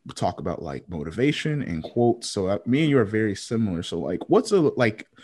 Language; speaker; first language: English; native; English